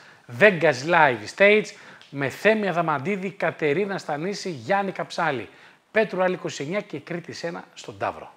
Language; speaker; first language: Greek; native; Greek